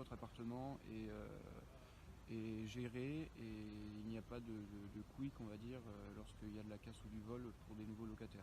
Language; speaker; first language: French; native; French